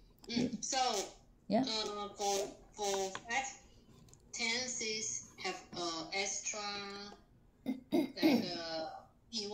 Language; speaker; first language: English; non-native, learner; Chinese